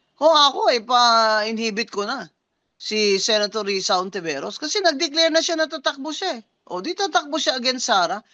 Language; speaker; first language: Filipino; non-native, local second language; Hiligaynon